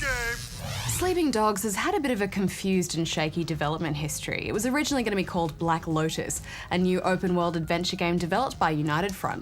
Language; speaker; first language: English; native; English